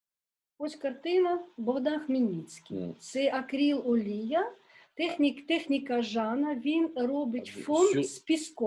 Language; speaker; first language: Ukrainian; non-native, local second language; Russian